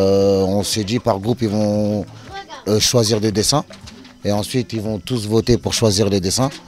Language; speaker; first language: French; native; French